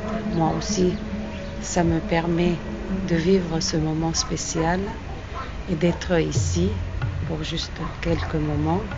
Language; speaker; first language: French; non-native, fluent; Arabic